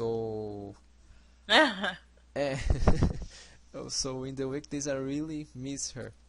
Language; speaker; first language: English; non-native, learner; Portuguese